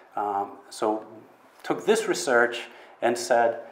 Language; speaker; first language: English; native; English